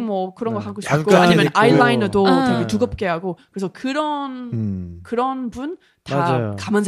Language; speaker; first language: Korean; non-native, learner; English